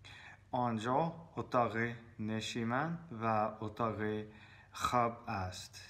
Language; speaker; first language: Persian; non-native, learner; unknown